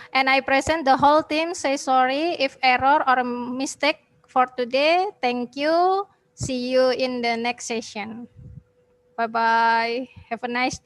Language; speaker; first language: English; non-native, learner; Indonesian